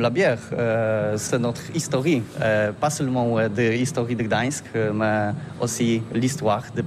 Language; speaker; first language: French; non-native, learner; Polish